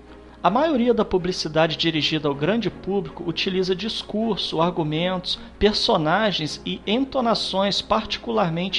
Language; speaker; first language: Portuguese; native; Portuguese